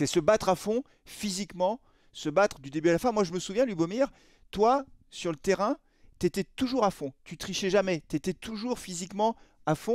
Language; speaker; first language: French; native; French